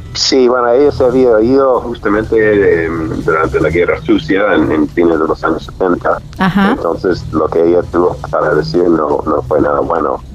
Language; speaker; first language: Spanish; non-native, fluent; English